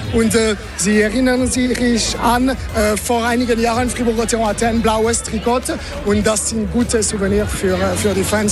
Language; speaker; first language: German; non-native, learner; French